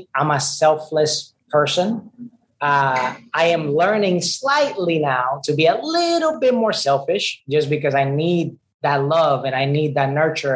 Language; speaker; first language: English; non-native, fluent; Spanish